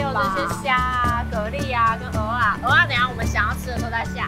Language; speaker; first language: Chinese; native; Chinese